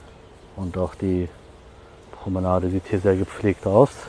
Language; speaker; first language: German; native; German